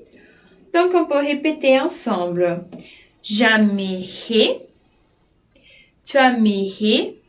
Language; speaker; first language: French; non-native, fluent; Portuguese